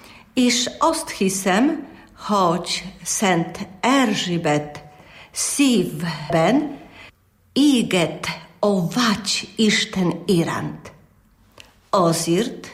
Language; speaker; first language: Hungarian; non-native, learner; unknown